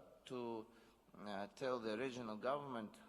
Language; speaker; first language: English; non-native, learner; Russian